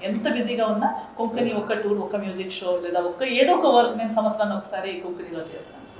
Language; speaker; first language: Telugu; non-native, fluent; Konkani